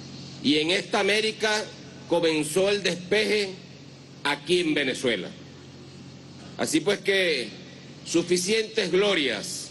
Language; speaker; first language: Spanish; native; Spanish